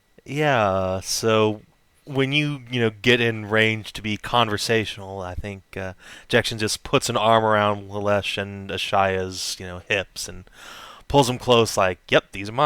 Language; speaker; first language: English; native; English